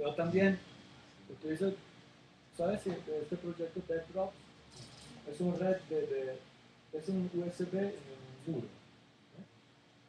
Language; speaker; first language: Spanish; non-native, learner; Serbian